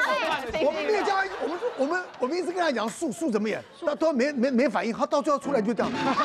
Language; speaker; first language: Chinese; native; Chinese